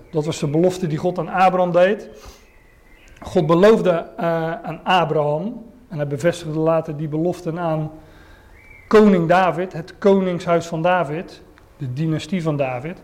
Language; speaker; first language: Dutch; native; Dutch